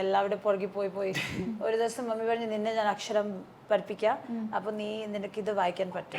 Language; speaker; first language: Malayalam; non-native, local second language; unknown